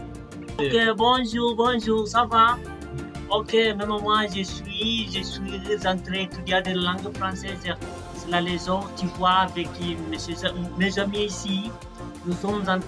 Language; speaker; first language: French; non-native, learner; Swahili